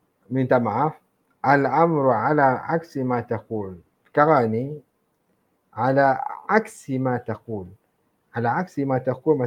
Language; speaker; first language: Arabic; non-native, fluent; Malay